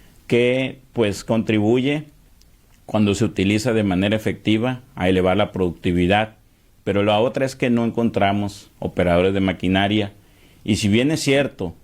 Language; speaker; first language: Spanish; native; Spanish